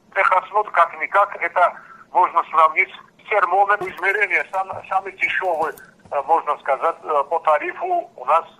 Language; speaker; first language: Russian; non-native, local second language; Georgian